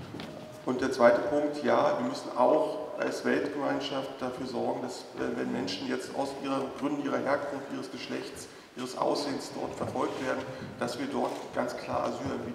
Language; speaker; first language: German; native; German